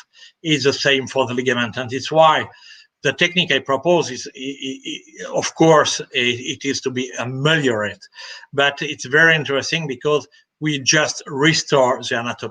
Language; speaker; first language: English; non-native, fluent; French